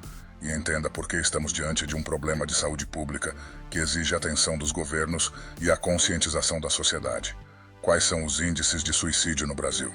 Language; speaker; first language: Portuguese; native; Portuguese